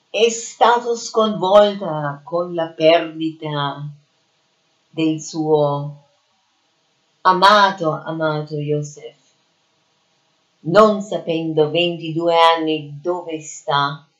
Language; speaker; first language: Italian; non-native, fluent; English